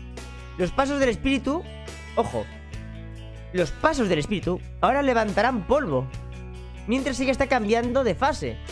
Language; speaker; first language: Spanish; native; Spanish